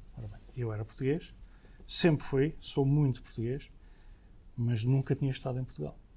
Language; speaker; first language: Portuguese; early bilingual, heritage; Portuguese